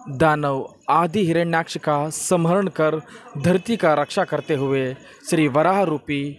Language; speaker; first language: Hindi; non-native, local second language; Kannada